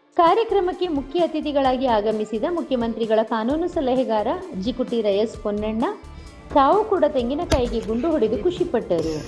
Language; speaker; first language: Kannada; native; Kannada